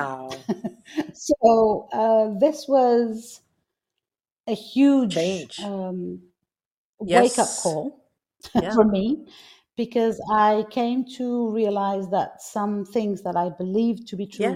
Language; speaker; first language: English; non-native, fluent; Greek